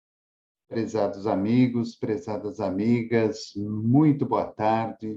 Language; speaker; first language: Portuguese; native; Portuguese